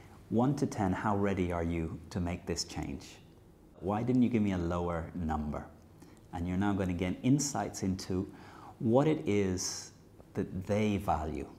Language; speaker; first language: English; native; English